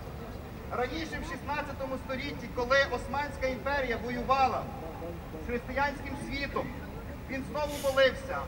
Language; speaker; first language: Ukrainian; native; Ukrainian